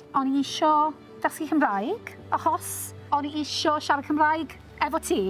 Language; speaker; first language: Welsh; non-native, learner; English